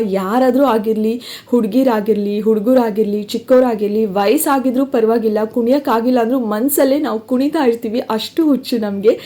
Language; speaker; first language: Kannada; non-native, local second language; Tulu